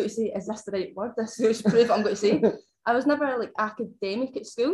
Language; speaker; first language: English; native; English